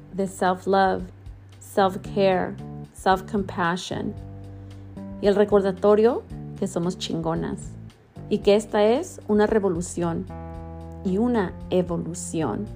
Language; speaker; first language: Spanish; early bilingual, heritage; Spanish